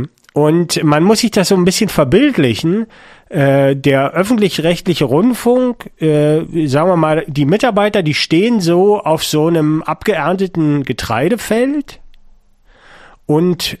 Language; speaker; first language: German; native; German